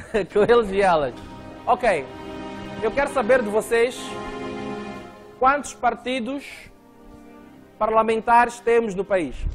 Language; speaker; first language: Portuguese; native; Portuguese